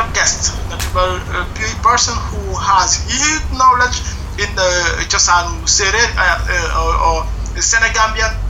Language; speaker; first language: English; non-native, fluent; Serer